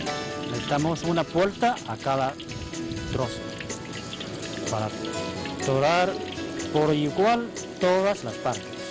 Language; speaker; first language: Spanish; non-native, fluent; Chinese